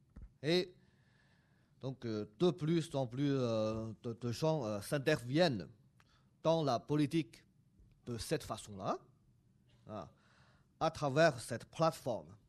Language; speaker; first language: French; non-native, fluent; Chinese